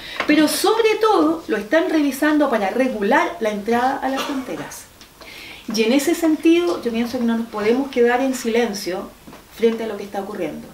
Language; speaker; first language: Spanish; native; Spanish